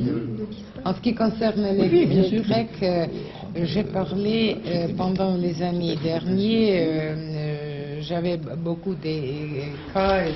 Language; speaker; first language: French; non-native, learner; Russian